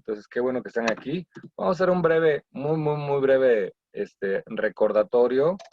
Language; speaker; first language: Spanish; native; Spanish